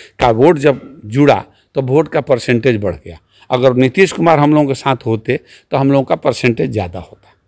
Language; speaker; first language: Hindi; native; Hindi